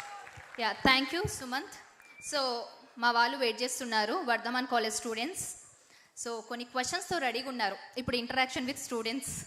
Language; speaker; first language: Telugu; native; Telugu